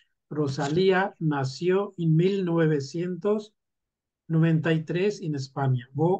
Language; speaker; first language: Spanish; non-native, fluent; Urdu